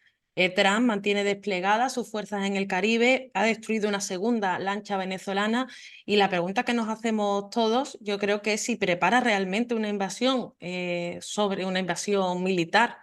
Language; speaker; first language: Spanish; native; Spanish